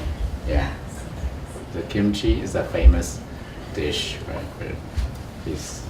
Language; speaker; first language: English; non-native, learner; Chinese